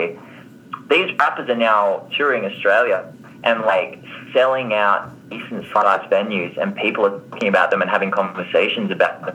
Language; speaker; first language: English; native; English